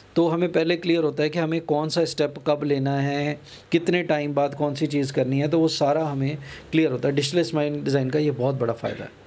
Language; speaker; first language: Hindi; non-native, local second language; Punjabi